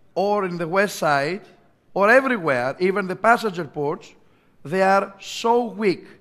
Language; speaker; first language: English; non-native, fluent; Greek